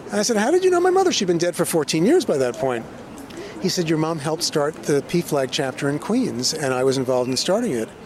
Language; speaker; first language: English; native; English